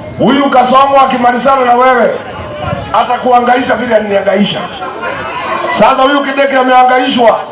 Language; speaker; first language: Swahili; non-native, local second language; Kikuyu